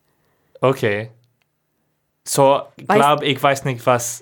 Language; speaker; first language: German; non-native, learner; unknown